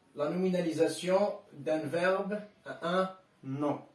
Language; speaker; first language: French; non-native, local second language; Arabic